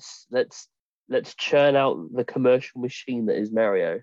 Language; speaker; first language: English; native; English